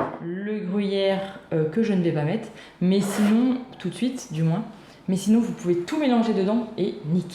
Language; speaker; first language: French; native; French